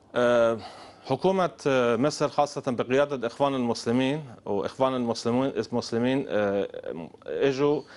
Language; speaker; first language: Arabic; non-native, fluent; Persian